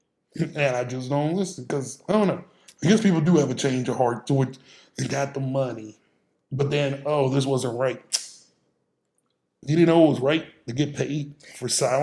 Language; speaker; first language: English; native; English